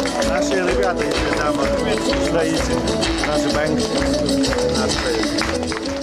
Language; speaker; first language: Russian; non-native, learner; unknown